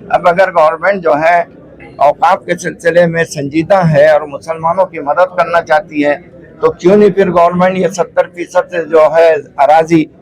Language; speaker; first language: Urdu; native; Urdu